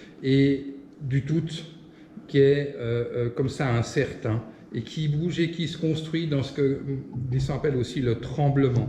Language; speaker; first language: French; native; French